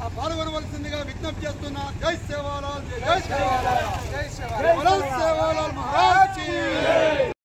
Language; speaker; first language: Telugu; non-native, local second language; Lambadi